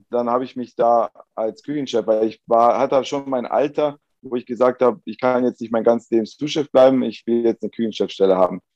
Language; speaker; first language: German; early bilingual, other home language; Italian